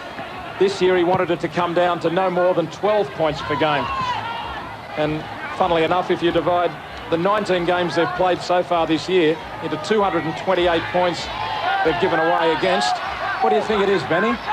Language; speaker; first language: English; native; English